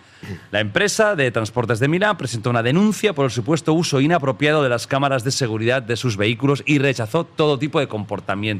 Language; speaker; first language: Spanish; native; Spanish